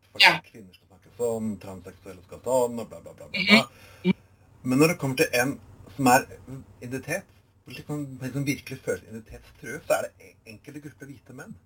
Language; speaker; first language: Norwegian; native; Norwegian